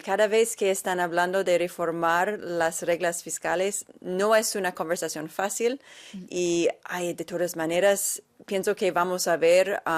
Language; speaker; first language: Spanish; non-native, fluent; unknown